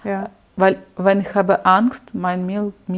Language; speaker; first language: German; non-native, learner; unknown